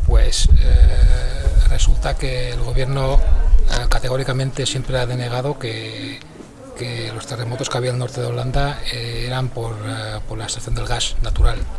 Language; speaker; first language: Spanish; non-native, fluent; Dutch